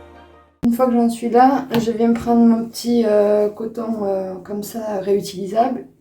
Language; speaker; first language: French; native; French